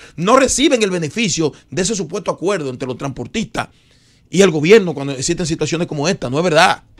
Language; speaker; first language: Spanish; native; Spanish